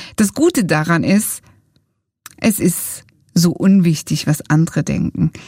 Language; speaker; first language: German; early bilingual, other home language; Italian